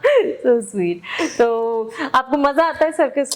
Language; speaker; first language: Hindi; native; Hindi